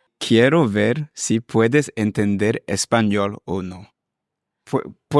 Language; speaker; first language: Spanish; non-native, fluent; English